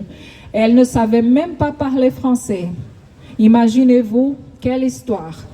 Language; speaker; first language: French; non-native, fluent; Portuguese